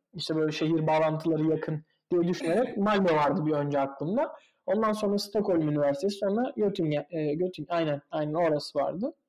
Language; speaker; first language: Turkish; native; Turkish